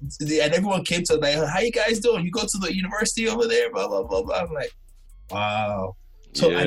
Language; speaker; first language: English; non-native, local second language; Yoruba